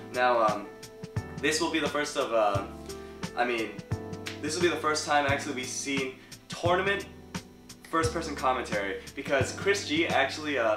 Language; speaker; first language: English; native; English